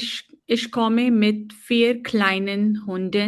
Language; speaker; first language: German; non-native, learner; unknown